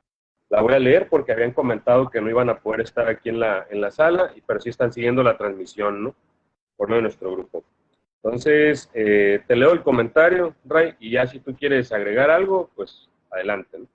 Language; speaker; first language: Spanish; native; Spanish